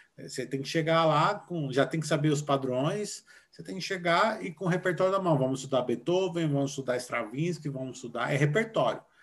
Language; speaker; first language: Portuguese; native; Portuguese